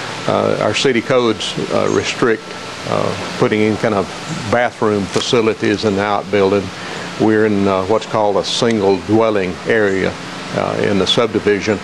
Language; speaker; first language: English; native; English